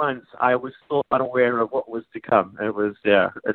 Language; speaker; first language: English; native; English